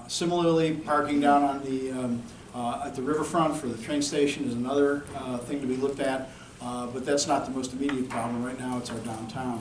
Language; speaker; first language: English; native; English